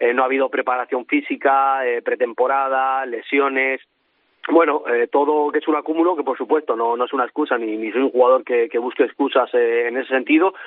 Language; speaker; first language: Spanish; native; Spanish